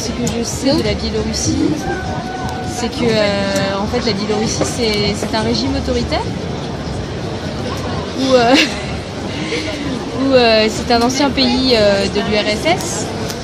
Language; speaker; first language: French; native; French